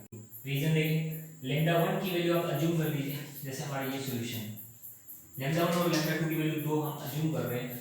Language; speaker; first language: Hindi; native; Hindi